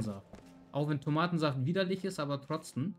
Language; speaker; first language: German; native; German